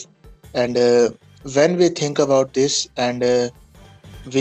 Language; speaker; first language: English; non-native, local second language; Punjabi